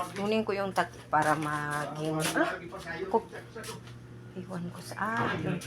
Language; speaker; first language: Filipino; non-native, local second language; Cebuano